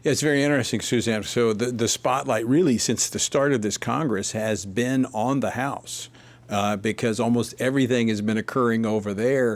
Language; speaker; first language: English; native; English